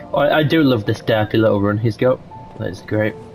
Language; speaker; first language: English; native; English